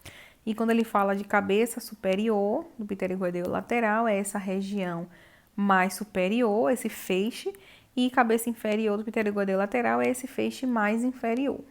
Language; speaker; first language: Portuguese; native; Portuguese